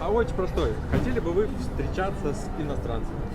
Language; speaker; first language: Russian; native; Russian